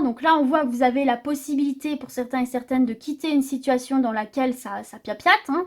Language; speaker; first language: French; native; French